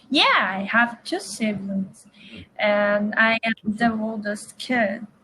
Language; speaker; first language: English; non-native, learner; Portuguese